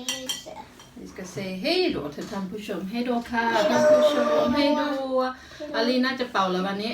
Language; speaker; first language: Swedish; non-native, learner; Thai